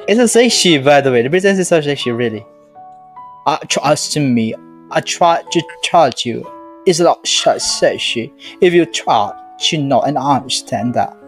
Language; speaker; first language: English; non-native, learner; Indonesian